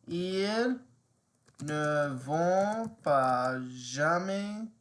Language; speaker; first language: French; non-native, learner; English